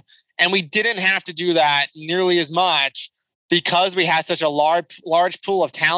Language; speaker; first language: English; native; English